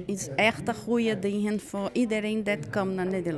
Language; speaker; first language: Dutch; non-native, learner; Portuguese